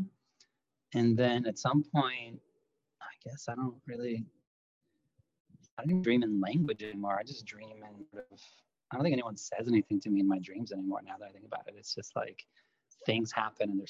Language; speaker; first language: English; non-native, fluent; Lithuanian